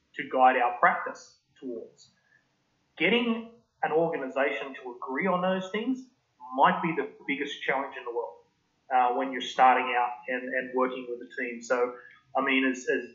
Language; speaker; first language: English; native; English